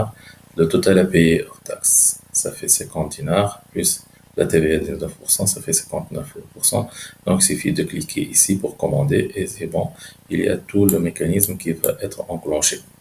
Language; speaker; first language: French; non-native, local second language; Arabic